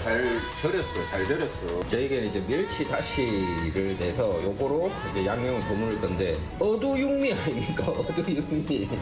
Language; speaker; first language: Korean; non-native, fluent; Khmer